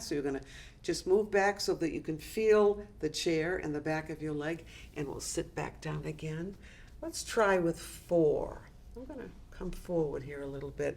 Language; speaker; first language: English; native; English